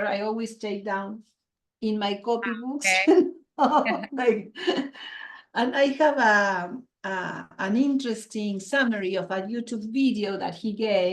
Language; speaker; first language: English; non-native, fluent; Spanish